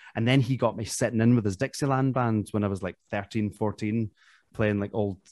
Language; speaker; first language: English; native; English